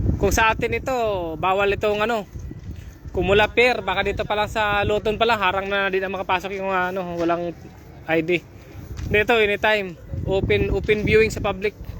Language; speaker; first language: Filipino; native; Filipino